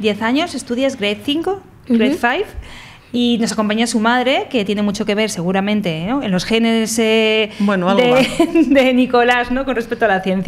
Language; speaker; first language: Spanish; native; Spanish